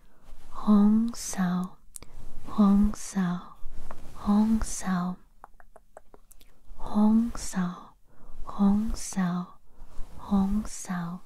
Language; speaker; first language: Vietnamese; non-native, learner; English